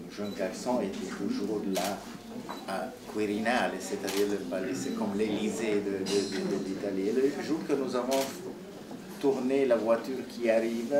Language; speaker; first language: French; non-native, fluent; Italian